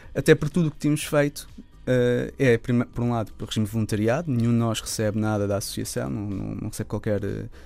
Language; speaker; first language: Portuguese; native; Portuguese